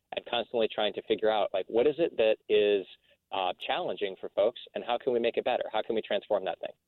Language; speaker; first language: English; native; English